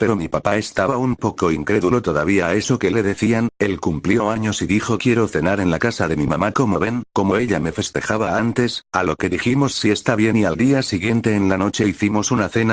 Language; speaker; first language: Spanish; native; Spanish